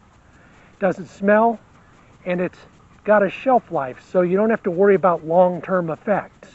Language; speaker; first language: English; native; English